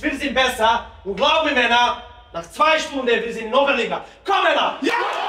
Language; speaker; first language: German; non-native, learner; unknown